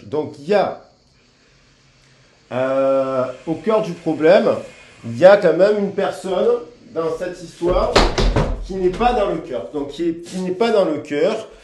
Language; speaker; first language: French; native; French